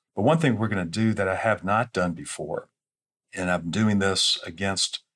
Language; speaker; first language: English; native; English